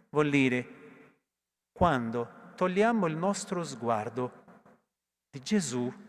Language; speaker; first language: Italian; non-native, learner; Portuguese